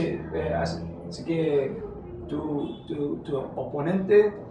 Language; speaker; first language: Spanish; early bilingual, heritage; English